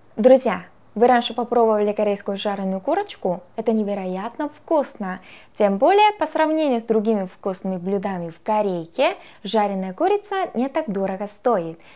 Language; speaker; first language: Russian; non-native, fluent; Korean